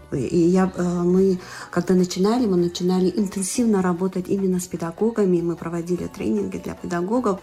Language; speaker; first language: Russian; non-native, local second language; Tajik